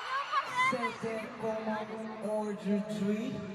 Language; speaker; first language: French; non-native, learner; Korean